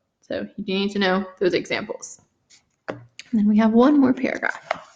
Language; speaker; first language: English; native; English